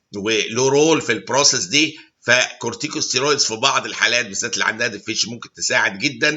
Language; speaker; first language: Arabic; native; Arabic